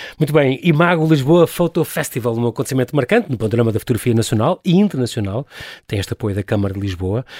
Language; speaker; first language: Portuguese; native; Portuguese